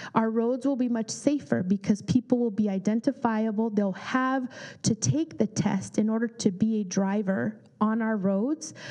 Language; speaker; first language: English; early bilingual, other home language; Spanish